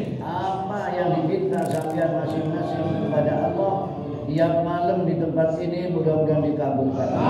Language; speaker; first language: Indonesian; non-native, local second language; Madurese